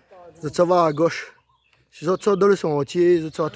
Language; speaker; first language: French; non-native, local second language; Réunion Creole French